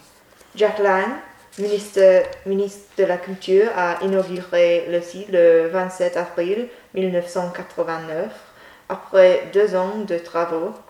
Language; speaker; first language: French; non-native, learner; English